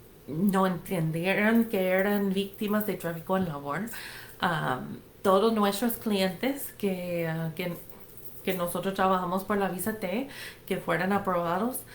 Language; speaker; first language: Spanish; non-native, fluent; English